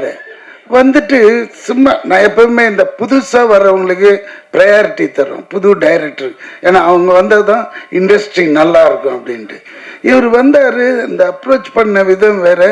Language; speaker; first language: Tamil; native; Tamil